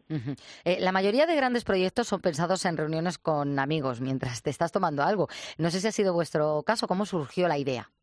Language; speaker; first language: Spanish; native; Spanish